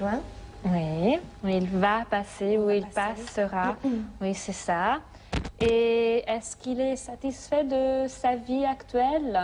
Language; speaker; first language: French; non-native, fluent; Hungarian